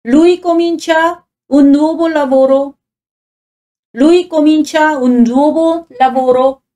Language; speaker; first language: Italian; non-native, fluent; Korean